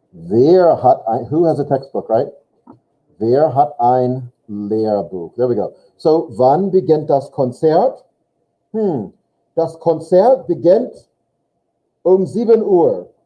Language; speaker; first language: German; non-native, fluent; English